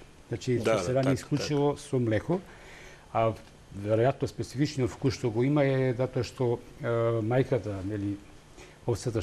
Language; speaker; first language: Macedonian; native; Macedonian